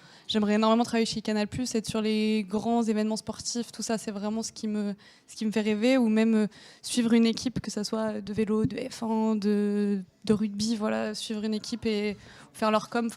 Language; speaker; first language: French; native; French